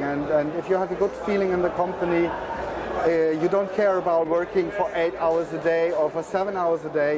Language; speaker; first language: English; non-native, fluent; German